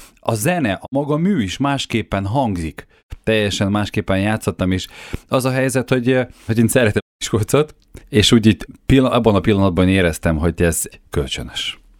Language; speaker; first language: Hungarian; non-native, fluent; Ukrainian